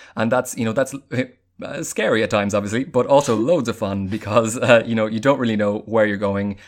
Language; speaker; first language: English; native; English